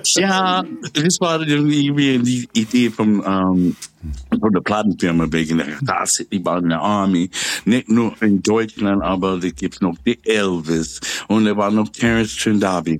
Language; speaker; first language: German; non-native, fluent; English